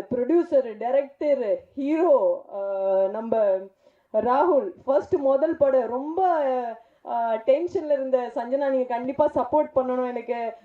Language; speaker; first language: Tamil; non-native, fluent; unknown